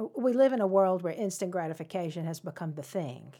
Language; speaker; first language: English; native; English